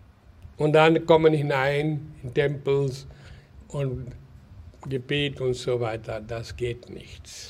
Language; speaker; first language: German; non-native, learner; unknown